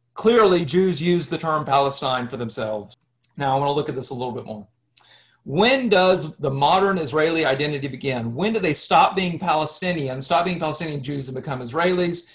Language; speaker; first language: English; native; English